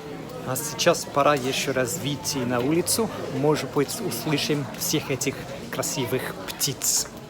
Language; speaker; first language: Russian; non-native, fluent; English